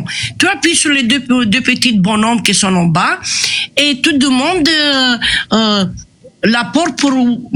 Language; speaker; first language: French; non-native, fluent; Romanian